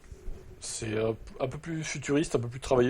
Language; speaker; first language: French; native; French